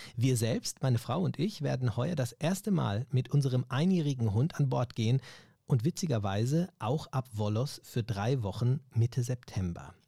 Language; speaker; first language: German; native; German